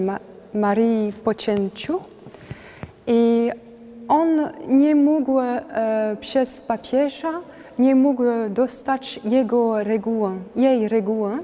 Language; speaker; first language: Polish; non-native, learner; French